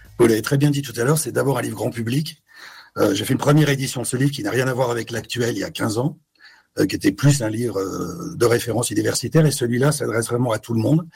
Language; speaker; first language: French; native; French